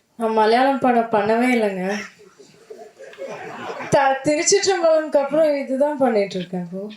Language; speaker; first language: Tamil; non-native, local second language; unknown